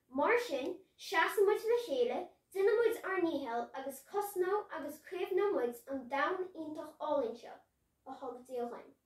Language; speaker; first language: Irish; native; Irish